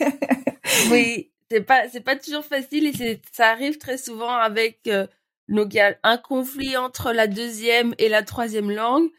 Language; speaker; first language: French; native; French